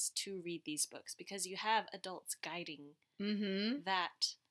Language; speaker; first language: English; early bilingual, other home language; Cantonese